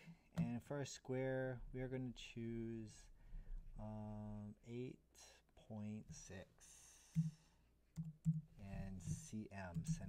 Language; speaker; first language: English; native; English